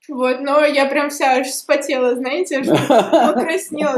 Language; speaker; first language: Russian; native; Russian